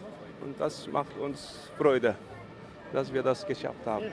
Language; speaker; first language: German; early bilingual, other home language; Turkish